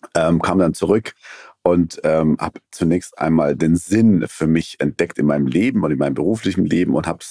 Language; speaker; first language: German; early bilingual, other home language; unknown